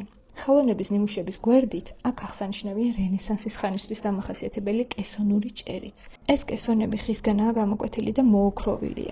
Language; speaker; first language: Georgian; native; Georgian